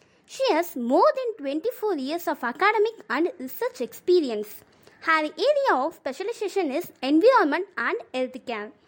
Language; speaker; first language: English; non-native, local second language; Tamil